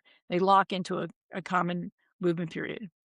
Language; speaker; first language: English; native; English